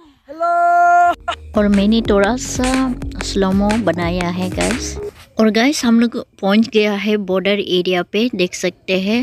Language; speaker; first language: Hindi; non-native, local second language; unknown